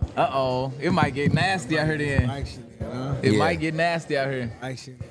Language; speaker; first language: English; native; English